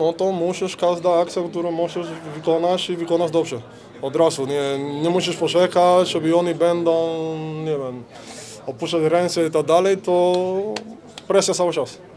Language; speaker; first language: Polish; non-native, learner; Spanish